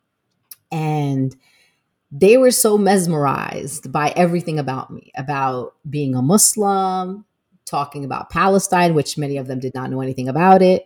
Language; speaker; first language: English; native; English